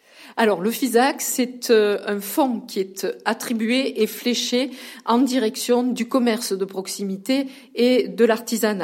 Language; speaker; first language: French; native; French